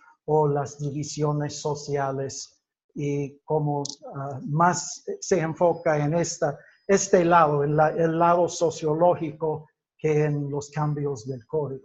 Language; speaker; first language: Spanish; non-native, fluent; English